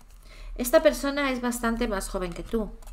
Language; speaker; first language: Spanish; native; Spanish